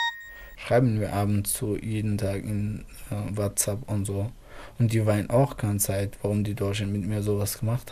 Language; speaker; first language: German; non-native, fluent; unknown